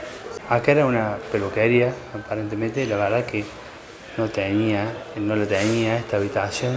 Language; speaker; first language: Spanish; native; Spanish